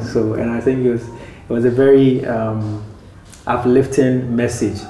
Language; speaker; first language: English; non-native, local second language; Akan